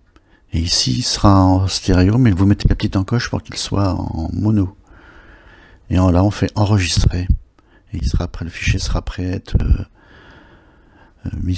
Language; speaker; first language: French; native; French